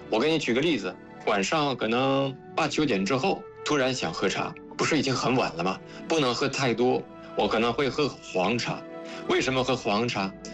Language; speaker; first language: Chinese; non-native, fluent; French